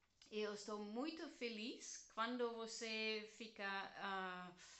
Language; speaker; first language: Portuguese; non-native, learner; German